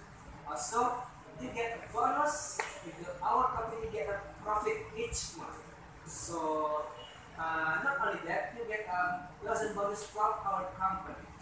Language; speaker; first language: English; non-native, learner; Indonesian